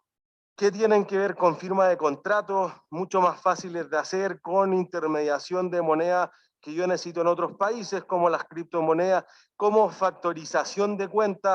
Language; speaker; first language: Spanish; native; Spanish